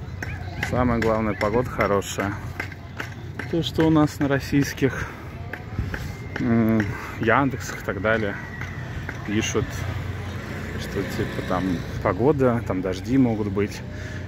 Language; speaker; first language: Russian; native; Russian